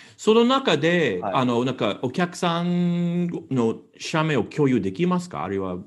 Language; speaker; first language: Japanese; non-native, fluent; English